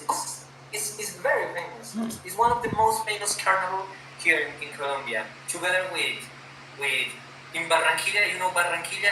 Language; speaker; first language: English; non-native, fluent; Spanish